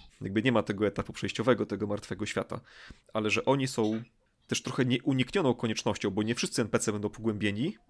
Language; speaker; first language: Polish; native; Polish